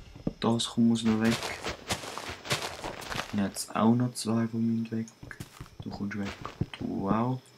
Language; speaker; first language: German; native; German